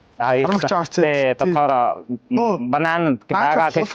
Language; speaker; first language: Mongolian; non-native, learner; Vietnamese